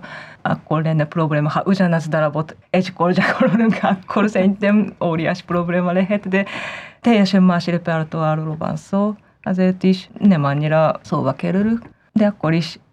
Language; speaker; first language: Hungarian; non-native, fluent; Japanese